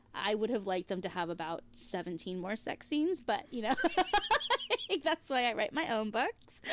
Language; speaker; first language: English; native; English